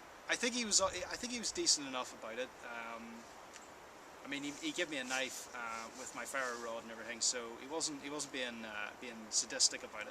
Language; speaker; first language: English; native; English